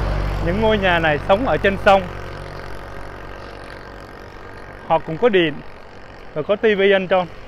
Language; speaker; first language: Vietnamese; non-native, learner; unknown